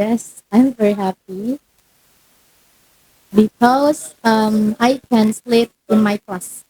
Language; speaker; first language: English; non-native, learner; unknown